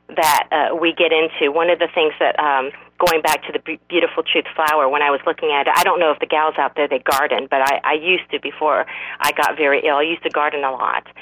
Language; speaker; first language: English; non-native, fluent; Korean